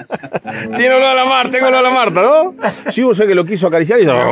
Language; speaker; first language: Spanish; native; Spanish